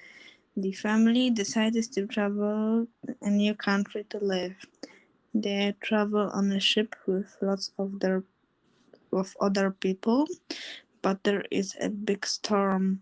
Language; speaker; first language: English; non-native, learner; Polish